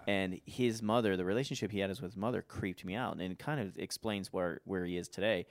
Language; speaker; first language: English; native; English